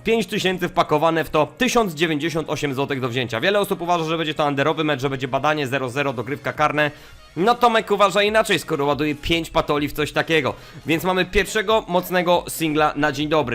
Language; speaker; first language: Polish; native; Polish